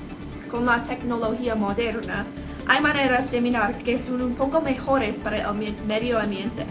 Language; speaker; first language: Spanish; non-native, learner; English